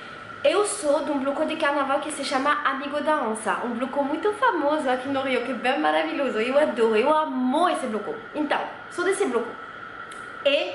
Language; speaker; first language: Portuguese; non-native, fluent; French